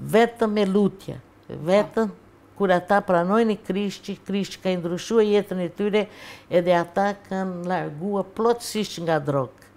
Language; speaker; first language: Albanian; non-native, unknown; Portuguese